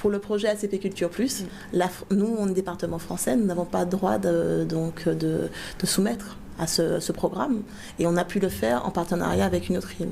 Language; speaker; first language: French; native; French